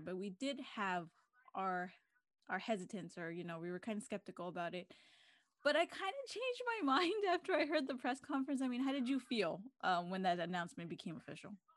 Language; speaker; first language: English; early bilingual, other home language; Spanish